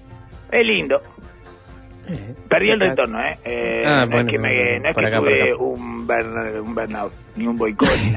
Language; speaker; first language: Spanish; native; Spanish